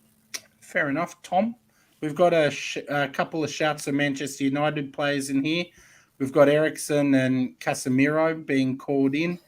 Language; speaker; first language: English; native; English